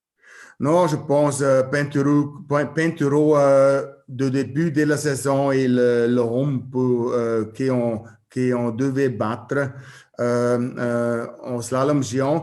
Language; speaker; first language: French; non-native, learner; German